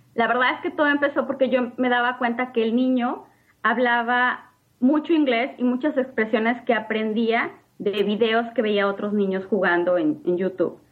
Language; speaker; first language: Spanish; native; Spanish